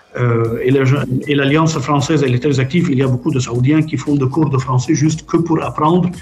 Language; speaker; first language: French; non-native, local second language; Arabic